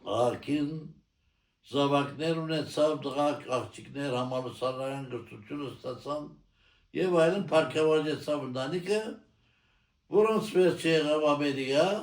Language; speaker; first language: Armenian; native; Armenian